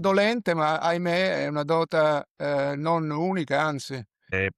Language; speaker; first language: Italian; native; Italian